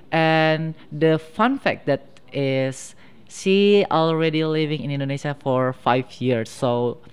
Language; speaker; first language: English; non-native, fluent; Indonesian